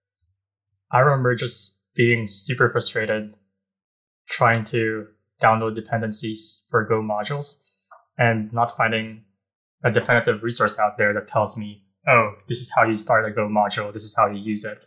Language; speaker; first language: English; non-native, local second language; Filipino